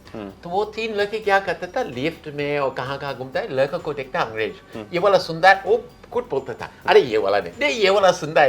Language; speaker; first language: Hindi; non-native, fluent; English